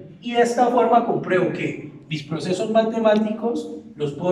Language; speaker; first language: Spanish; native; Spanish